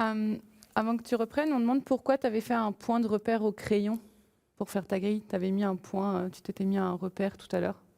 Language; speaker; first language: French; native; French